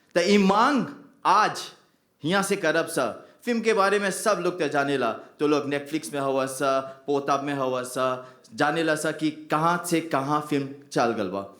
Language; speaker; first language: Bhojpuri; early bilingual, heritage; Bhojpuri